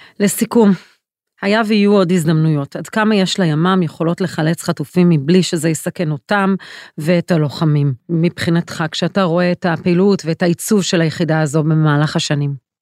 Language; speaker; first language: Hebrew; native; Hebrew